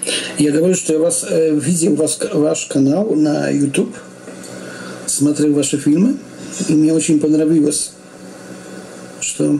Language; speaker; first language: Russian; non-native, learner; Polish